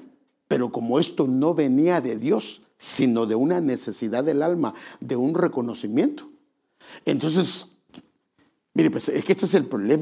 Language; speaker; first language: Spanish; native; Spanish